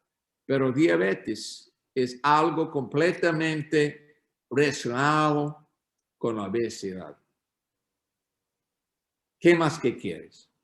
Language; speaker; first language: Spanish; non-native, learner; English